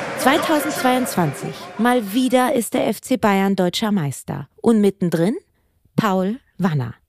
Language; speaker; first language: German; native; German